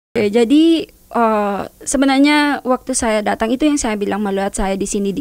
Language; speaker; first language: Indonesian; non-native, learner; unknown